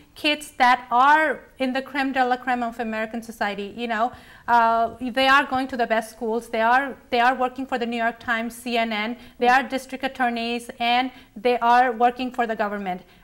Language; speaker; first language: English; early bilingual, other home language; Bangla